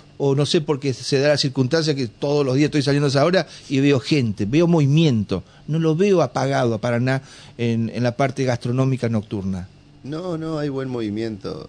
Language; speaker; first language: Spanish; native; Spanish